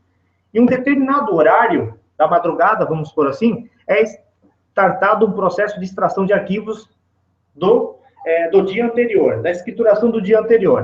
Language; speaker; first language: Portuguese; native; Portuguese